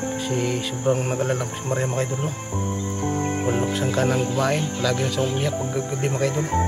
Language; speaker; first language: Filipino; non-native, local second language; Cebuano